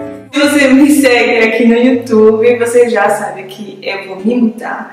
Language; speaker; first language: Portuguese; non-native, fluent; French